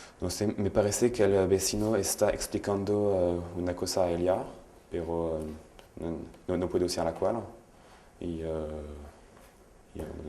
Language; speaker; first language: Spanish; non-native, learner; French